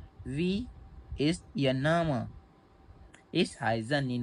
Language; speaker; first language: German; non-native, learner; Hindi